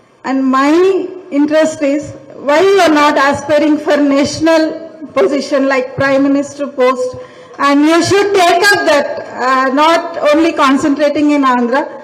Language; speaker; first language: English; non-native, local second language; Telugu